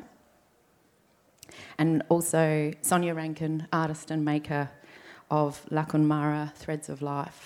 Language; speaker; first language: English; native; English